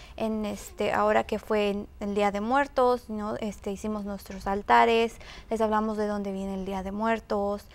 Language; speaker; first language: Spanish; native; Spanish